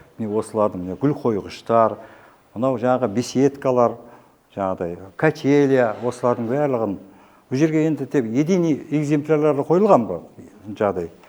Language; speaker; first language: Kazakh; native; Kazakh